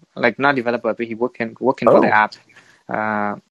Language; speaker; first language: English; non-native, fluent; Vietnamese